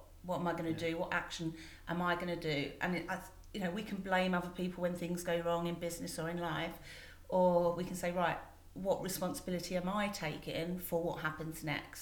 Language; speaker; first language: English; native; English